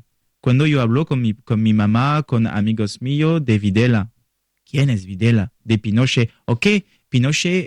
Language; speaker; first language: Spanish; non-native, learner; French